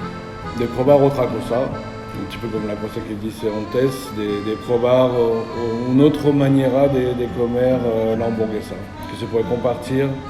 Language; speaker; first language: Spanish; non-native, learner; French